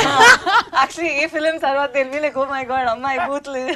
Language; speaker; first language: Telugu; non-native, learner; Tamil